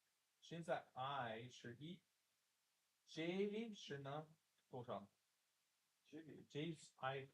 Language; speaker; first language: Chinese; non-native, fluent; English